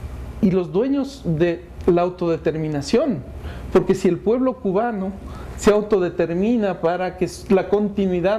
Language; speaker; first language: Spanish; native; Spanish